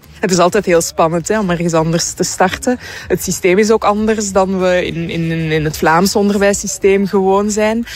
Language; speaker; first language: Dutch; native; Dutch